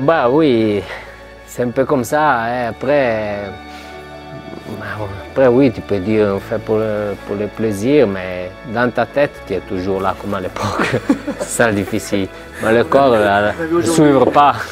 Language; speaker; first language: French; non-native, learner; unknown